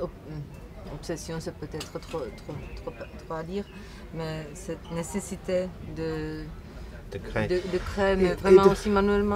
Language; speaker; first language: French; non-native, fluent; Czech